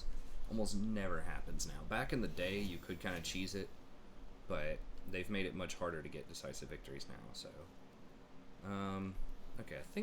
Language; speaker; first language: English; native; English